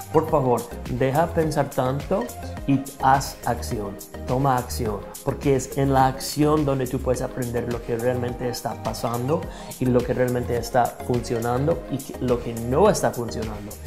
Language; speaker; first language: Spanish; non-native, fluent; English